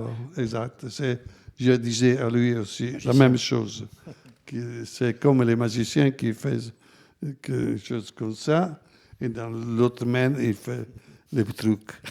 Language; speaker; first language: French; non-native, fluent; Italian